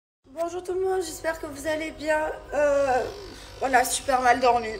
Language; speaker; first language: French; native; French